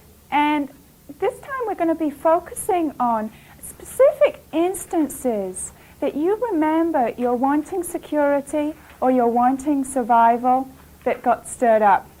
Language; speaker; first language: English; native; English